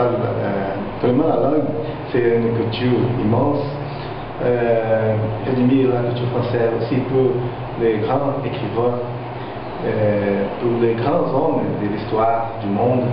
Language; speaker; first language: French; non-native, fluent; Portuguese